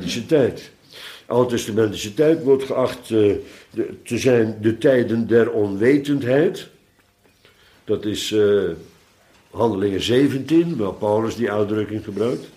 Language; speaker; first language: Dutch; native; Dutch